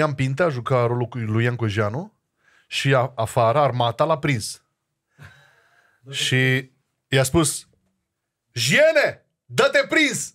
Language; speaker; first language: Romanian; native; Romanian